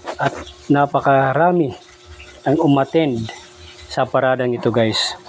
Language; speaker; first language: Filipino; non-native, local second language; Masbatenyo